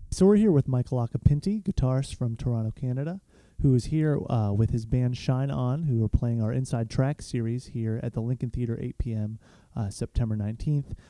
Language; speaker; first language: English; native; English